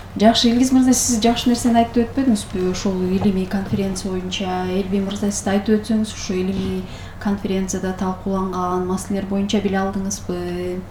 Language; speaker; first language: Kyrgyz; native; Kyrgyz